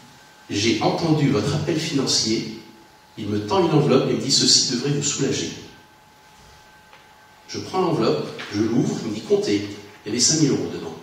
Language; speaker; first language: French; native; French